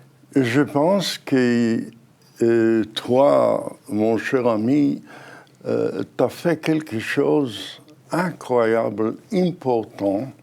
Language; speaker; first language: French; non-native, fluent; Hebrew